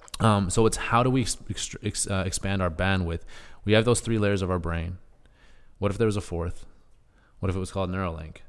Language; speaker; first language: English; native; English